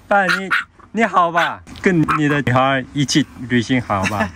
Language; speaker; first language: Chinese; non-native, learner; Korean